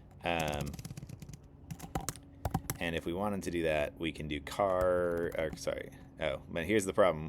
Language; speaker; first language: English; native; English